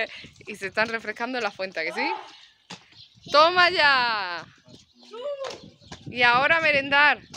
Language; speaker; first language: Spanish; native; Spanish